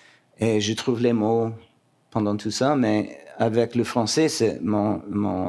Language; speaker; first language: French; non-native, local second language; English